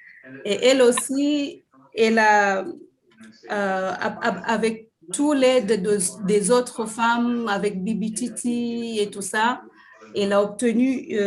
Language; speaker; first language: French; non-native, fluent; Swahili